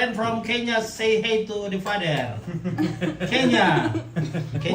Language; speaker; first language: English; non-native, learner; Indonesian